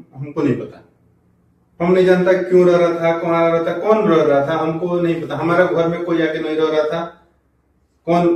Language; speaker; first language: Hindi; non-native, local second language; Bangla